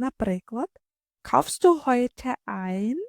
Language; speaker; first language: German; non-native, fluent; Ukrainian